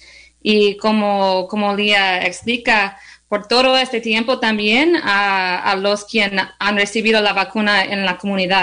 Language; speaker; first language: Spanish; non-native, learner; English